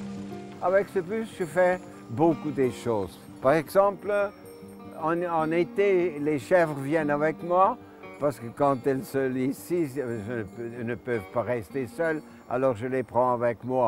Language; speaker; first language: French; non-native, local second language; German